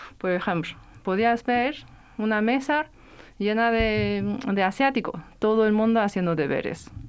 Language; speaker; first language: Spanish; non-native, fluent; Chinese